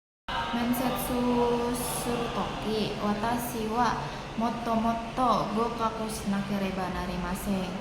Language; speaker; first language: Japanese; non-native, learner; Indonesian